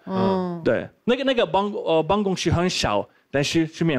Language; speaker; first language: Chinese; non-native, fluent; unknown